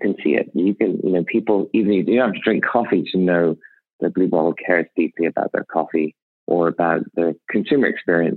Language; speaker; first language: English; native; English